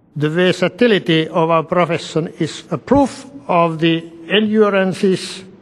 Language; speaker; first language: English; non-native, fluent; Finnish